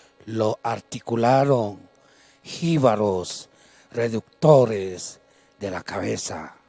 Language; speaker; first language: Spanish; non-native, local second language; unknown